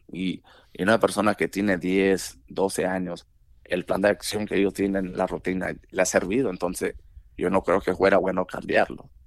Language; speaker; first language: Spanish; early bilingual, heritage; Spanish